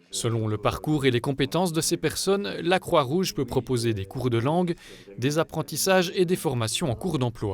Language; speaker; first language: French; native; French